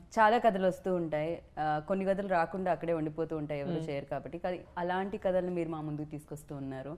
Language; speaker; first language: Telugu; native; Telugu